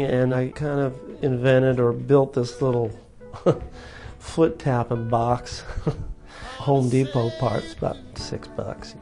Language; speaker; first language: English; native; English